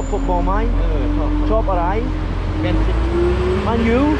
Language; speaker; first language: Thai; non-native, learner; English